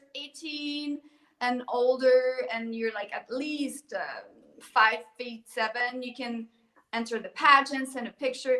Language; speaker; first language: English; non-native, fluent; French